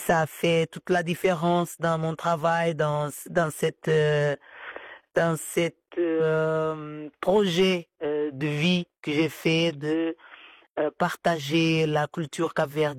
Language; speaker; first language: French; non-native, fluent; Portuguese